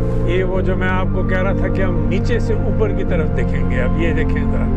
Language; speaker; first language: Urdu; non-native, local second language; Punjabi